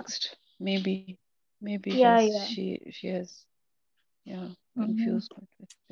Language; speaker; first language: English; non-native, learner; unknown